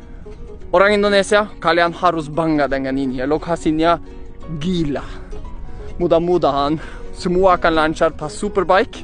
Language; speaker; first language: Indonesian; non-native, learner; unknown